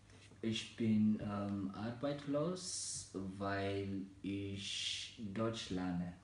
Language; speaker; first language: German; non-native, learner; Swahili